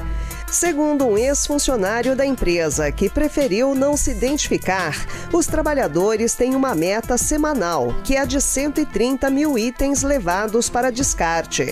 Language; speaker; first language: Portuguese; native; Portuguese